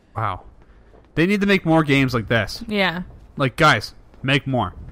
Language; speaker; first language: English; native; English